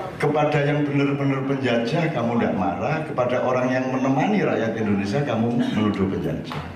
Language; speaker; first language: Indonesian; native; Indonesian